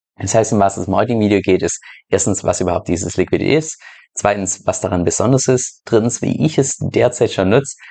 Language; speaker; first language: German; native; German